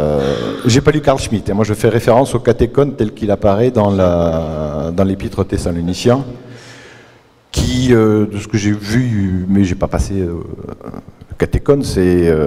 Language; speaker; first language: French; native; French